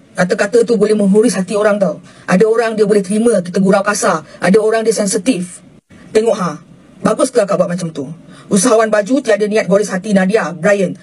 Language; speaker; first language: Malay; native; Malay